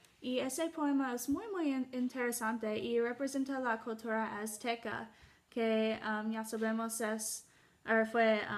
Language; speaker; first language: Spanish; non-native, learner; English